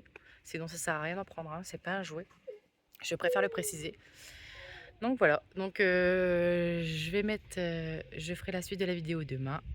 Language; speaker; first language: French; native; French